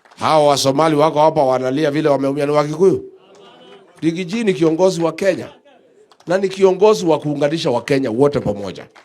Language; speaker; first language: Swahili; non-native, local second language; Kikuyu